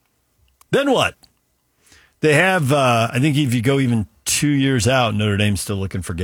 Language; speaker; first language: English; native; English